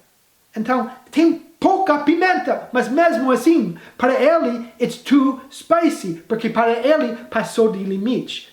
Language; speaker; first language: Portuguese; non-native, fluent; English